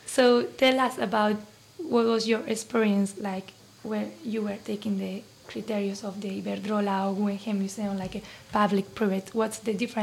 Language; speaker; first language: English; non-native, fluent; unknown